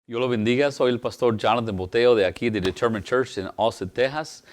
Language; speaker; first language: Spanish; early bilingual, heritage; English